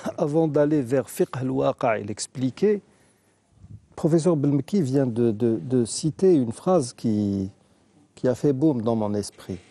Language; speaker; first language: French; non-native, local second language; Arabic